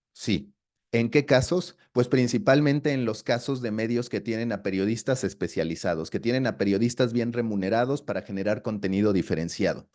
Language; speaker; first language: Spanish; native; Spanish